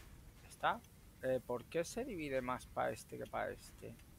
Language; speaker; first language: Spanish; native; Spanish